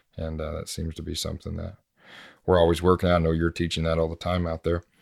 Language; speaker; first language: English; native; English